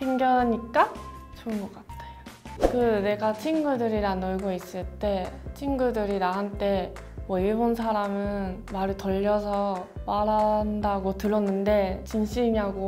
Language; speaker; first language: Korean; non-native, fluent; Japanese